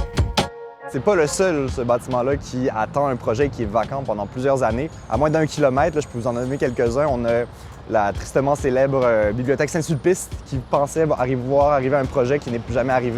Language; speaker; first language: French; native; French